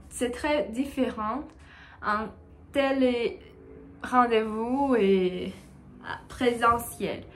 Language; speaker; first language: French; non-native, learner; Portuguese